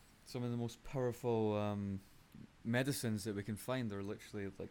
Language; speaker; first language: English; native; English